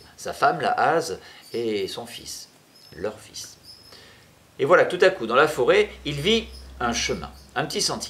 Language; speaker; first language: French; native; French